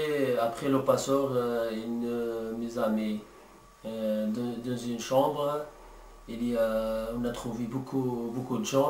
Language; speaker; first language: French; non-native, learner; Arabic